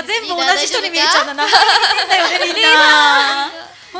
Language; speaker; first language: Japanese; native; Japanese